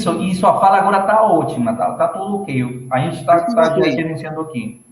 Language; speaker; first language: Portuguese; native; Portuguese